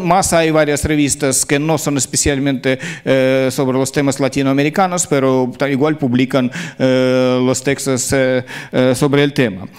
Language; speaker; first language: Spanish; non-native, fluent; Russian